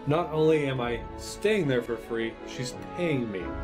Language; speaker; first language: English; native; English